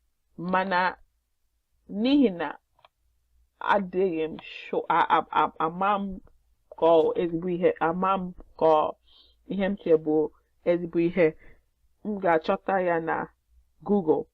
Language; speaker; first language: Igbo; non-native, learner; English